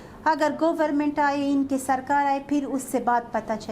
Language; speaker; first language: Hindi; non-native, fluent; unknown